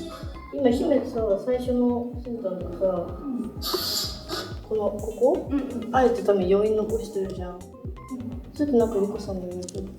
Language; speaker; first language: Japanese; native; Japanese